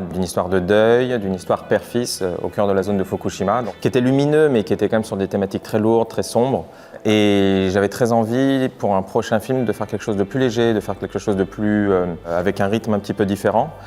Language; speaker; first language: French; native; French